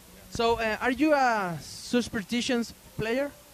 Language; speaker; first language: English; non-native, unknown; Spanish